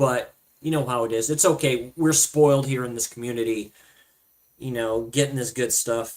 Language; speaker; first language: English; native; English